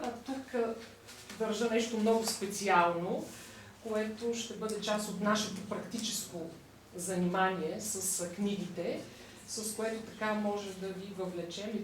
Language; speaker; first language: Bulgarian; native; Bulgarian